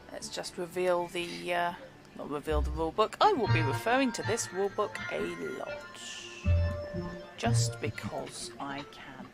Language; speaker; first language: English; native; English